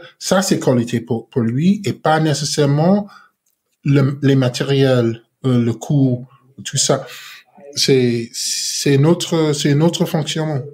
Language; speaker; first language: French; non-native, learner; English